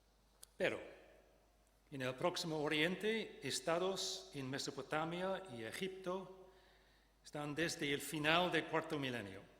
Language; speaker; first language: Spanish; non-native, fluent; English